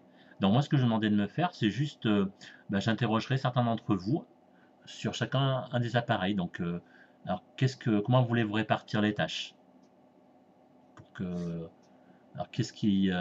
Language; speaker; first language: French; native; French